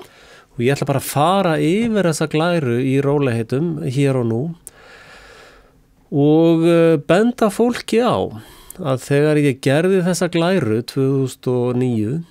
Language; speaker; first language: Icelandic; native; Icelandic